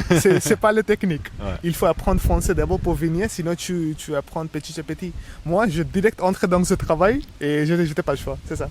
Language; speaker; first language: French; non-native, learner; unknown